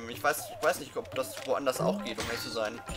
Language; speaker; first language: German; native; German